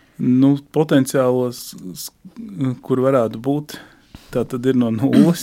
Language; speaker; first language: Latvian; native; Latvian